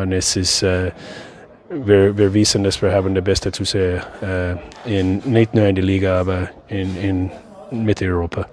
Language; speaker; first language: German; non-native, fluent; English